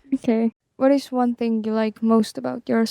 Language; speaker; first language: English; non-native, fluent; Estonian